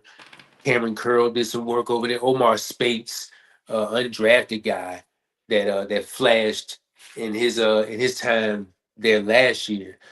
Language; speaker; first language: English; native; English